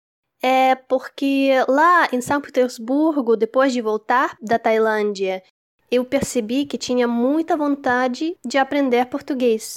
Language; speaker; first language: Portuguese; non-native, fluent; Russian